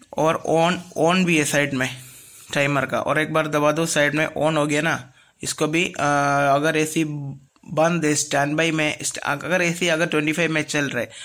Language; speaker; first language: Hindi; non-native, local second language; Malayalam